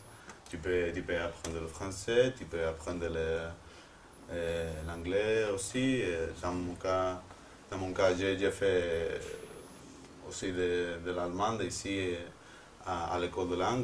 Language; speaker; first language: French; non-native, fluent; Spanish